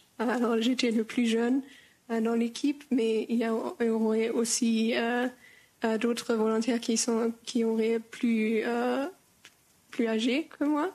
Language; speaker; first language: French; non-native, learner; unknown